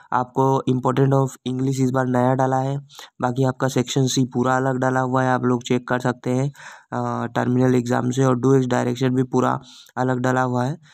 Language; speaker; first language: Hindi; native; Hindi